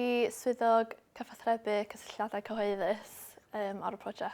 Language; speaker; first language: Welsh; non-native, local second language; English